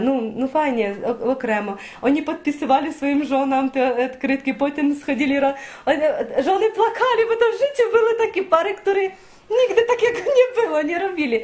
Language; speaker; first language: Polish; non-native, learner; Ukrainian